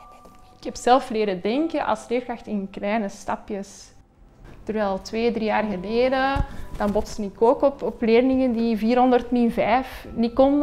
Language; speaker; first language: Dutch; native; Dutch